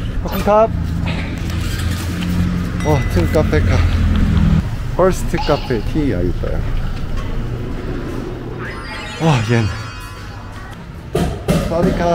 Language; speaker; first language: Thai; non-native, learner; Korean